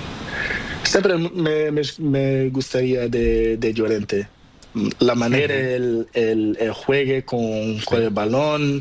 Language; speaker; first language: Spanish; non-native, learner; Portuguese